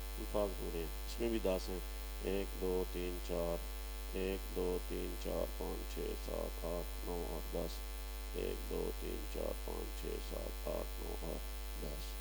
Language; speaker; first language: Urdu; non-native, local second language; Punjabi